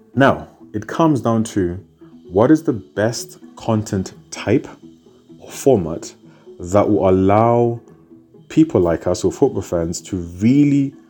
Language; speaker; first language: English; native; English